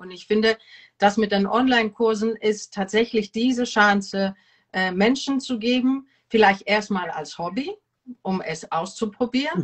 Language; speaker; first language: German; non-native, fluent; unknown